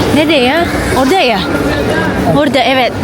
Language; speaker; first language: Turkish; non-native, learner; Indonesian